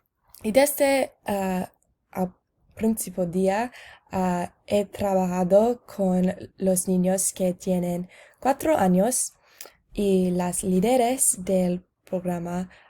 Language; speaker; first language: Spanish; non-native, learner; English